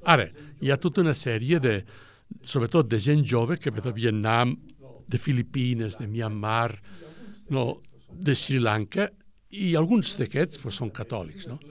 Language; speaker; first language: Catalan; native; Catalan